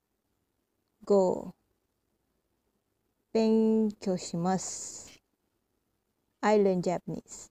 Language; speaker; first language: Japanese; non-native, learner; Malay